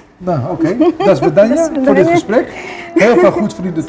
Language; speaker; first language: Dutch; native; Dutch